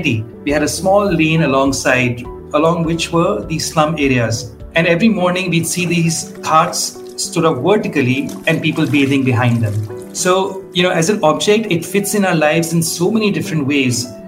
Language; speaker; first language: English; non-native, local second language; Hindi